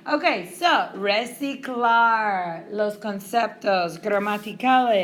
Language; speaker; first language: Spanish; non-native, fluent; English